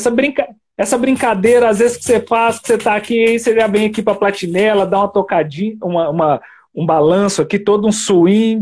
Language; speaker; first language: Portuguese; native; Portuguese